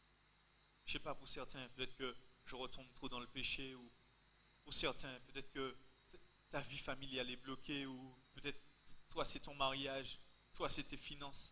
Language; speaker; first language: French; native; French